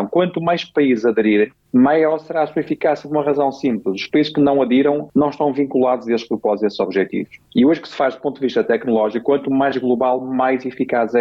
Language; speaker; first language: Portuguese; native; Portuguese